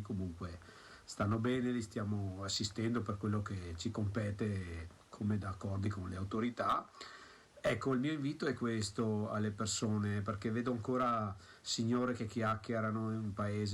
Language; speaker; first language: Italian; native; Italian